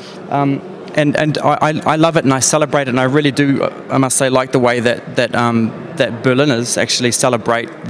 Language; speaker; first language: English; native; English